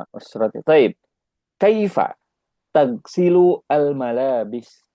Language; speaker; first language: Arabic; non-native, fluent; Indonesian